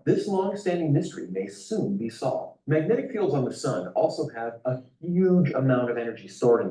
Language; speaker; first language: English; native; English